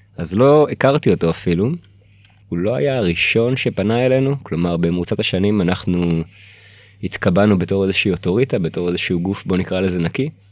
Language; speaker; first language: Hebrew; early bilingual, other home language; Russian